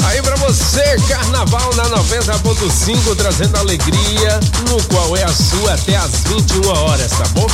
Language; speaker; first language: Portuguese; native; Portuguese